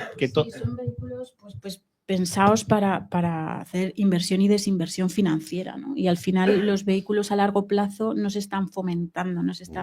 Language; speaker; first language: Spanish; native; Spanish